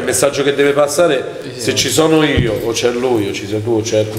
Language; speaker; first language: Italian; native; Italian